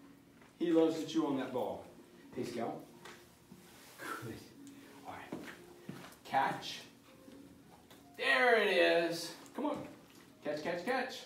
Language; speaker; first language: English; native; English